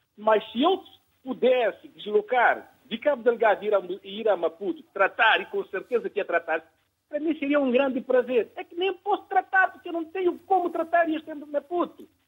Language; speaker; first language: Portuguese; non-native, local second language; Kabuverdianu